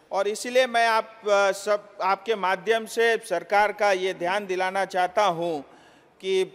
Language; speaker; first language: Hindi; non-native, local second language; Nepali